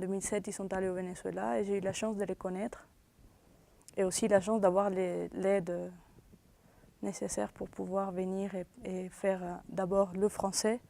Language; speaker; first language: French; non-native, fluent; Spanish